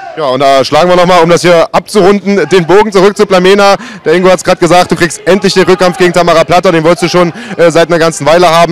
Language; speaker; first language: German; native; German